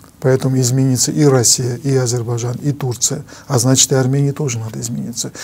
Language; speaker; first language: Russian; non-native, local second language; Armenian